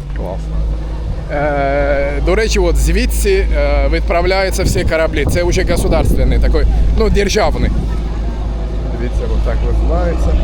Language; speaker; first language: Ukrainian; non-native, local second language; Russian